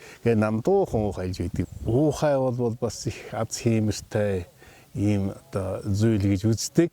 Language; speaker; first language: Mongolian; native; Mongolian